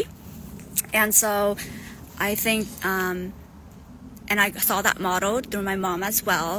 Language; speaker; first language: English; native; English